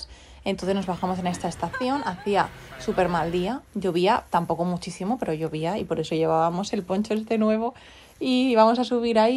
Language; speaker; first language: Spanish; native; Spanish